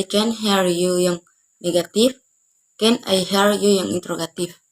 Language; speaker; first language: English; non-native, learner; Indonesian